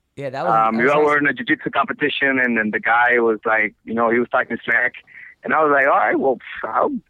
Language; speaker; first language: English; non-native, fluent; Spanish